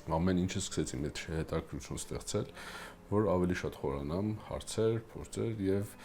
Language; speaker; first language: Armenian; early bilingual, heritage; Armenian